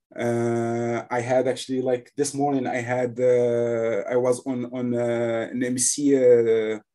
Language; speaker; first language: English; non-native, fluent; Arabic